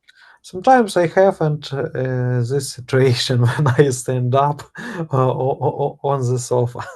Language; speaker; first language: English; non-native, learner; Russian